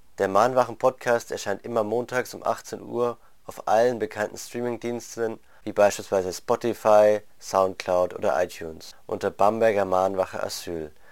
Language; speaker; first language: German; native; German